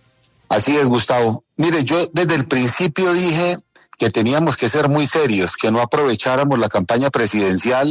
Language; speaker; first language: Spanish; native; Spanish